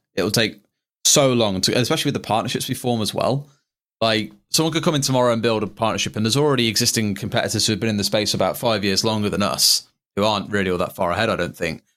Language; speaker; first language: English; native; English